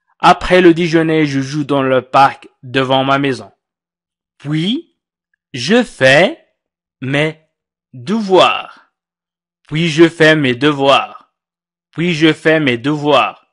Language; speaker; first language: French; non-native, fluent; Arabic